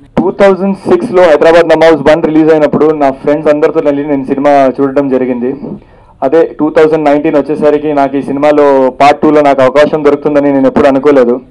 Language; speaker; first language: Telugu; non-native, local second language; Urdu